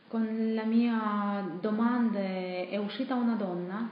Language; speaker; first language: Italian; non-native, fluent; Russian